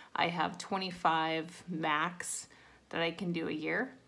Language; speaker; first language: English; native; English